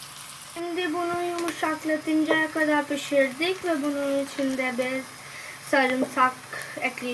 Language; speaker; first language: Turkish; non-native, learner; Urdu